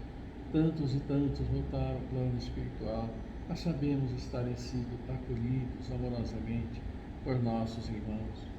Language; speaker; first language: Portuguese; native; Portuguese